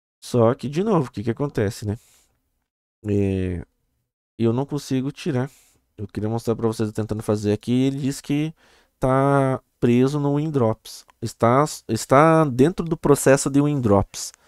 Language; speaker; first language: Portuguese; native; Portuguese